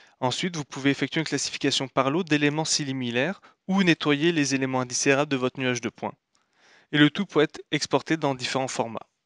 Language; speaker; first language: French; native; French